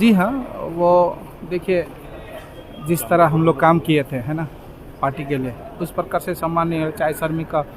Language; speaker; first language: Hindi; non-native, local second language; Bangla